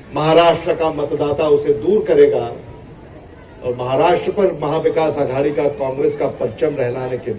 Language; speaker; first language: Hindi; non-native, local second language; Marathi